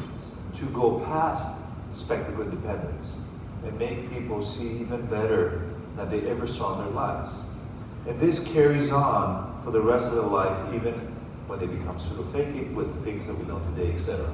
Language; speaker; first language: English; non-native, fluent; Greek